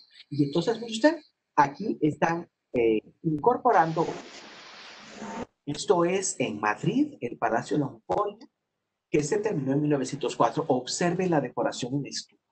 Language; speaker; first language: Spanish; native; Spanish